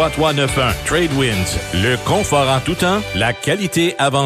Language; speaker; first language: French; native; French